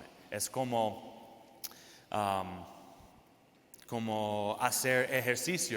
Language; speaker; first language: Spanish; non-native, fluent; English